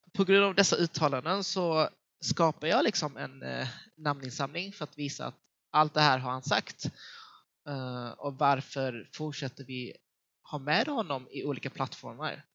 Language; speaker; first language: Swedish; early bilingual, other home language; Vietnamese